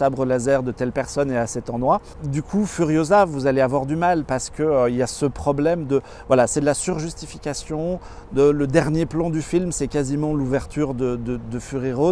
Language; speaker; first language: French; native; French